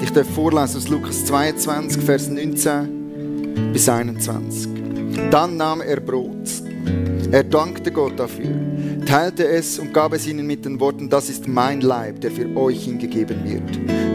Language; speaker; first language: German; native; German